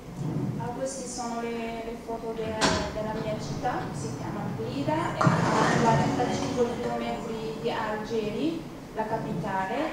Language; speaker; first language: Italian; non-native, fluent; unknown